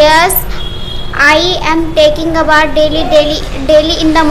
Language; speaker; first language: English; non-native, learner; Hindi